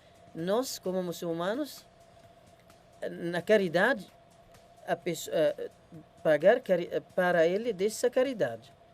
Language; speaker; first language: Portuguese; non-native, learner; Arabic